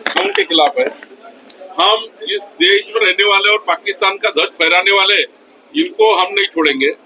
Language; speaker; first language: Hindi; non-native, local second language; Marathi